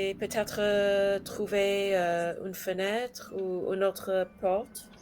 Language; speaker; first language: French; non-native, learner; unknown